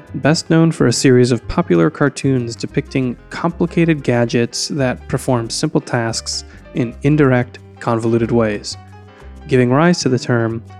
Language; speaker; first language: English; native; English